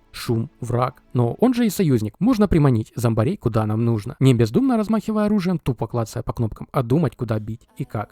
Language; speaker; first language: Russian; native; Russian